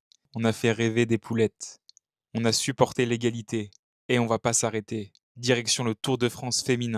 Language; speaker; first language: French; native; French